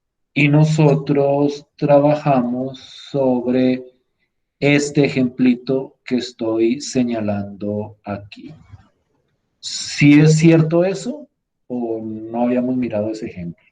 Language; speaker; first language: Spanish; native; Spanish